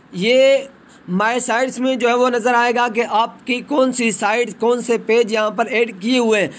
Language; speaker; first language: Hindi; non-native, local second language; Punjabi